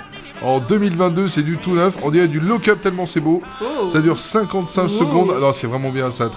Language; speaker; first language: French; native; French